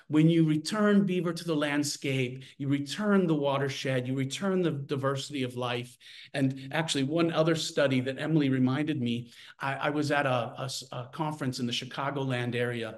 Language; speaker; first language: English; native; English